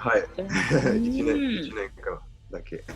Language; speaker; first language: Japanese; non-native, learner; French